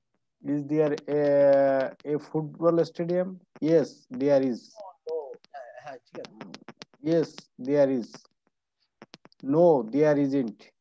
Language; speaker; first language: English; non-native, learner; Bangla